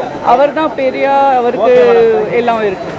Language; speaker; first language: Tamil; non-native, fluent; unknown